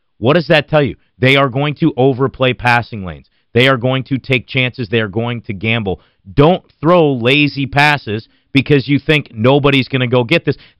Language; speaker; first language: English; native; English